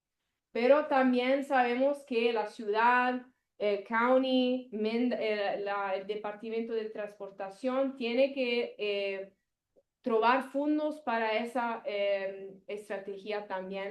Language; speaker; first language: Spanish; non-native, learner; Italian